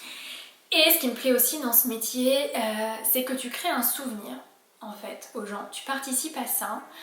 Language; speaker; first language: French; native; French